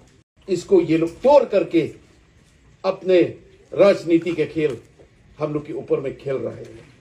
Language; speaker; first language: Hindi; non-native, local second language; Khasi